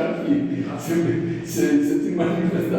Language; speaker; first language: French; non-native, learner; Portuguese